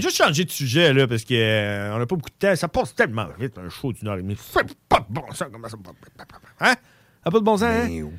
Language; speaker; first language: French; native; French